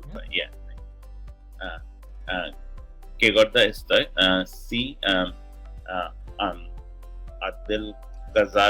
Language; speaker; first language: Spanish; non-native, learner; English